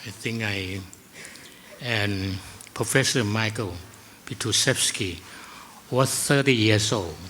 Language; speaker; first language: English; non-native, fluent; Thai